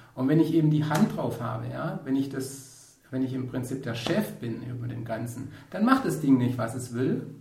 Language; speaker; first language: German; native; German